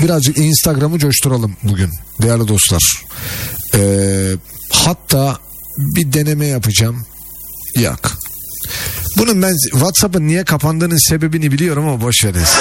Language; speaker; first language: Turkish; native; Turkish